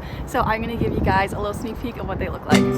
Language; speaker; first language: English; native; English